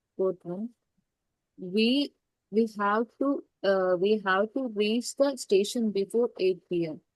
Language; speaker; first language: English; non-native, learner; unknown